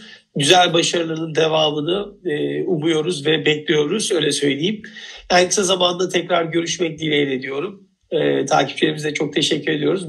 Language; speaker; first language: Turkish; native; Turkish